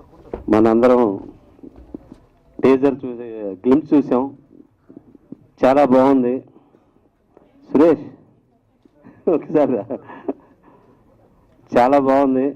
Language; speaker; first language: Telugu; native; Telugu